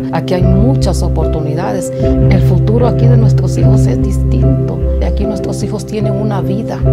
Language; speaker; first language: Spanish; native; Spanish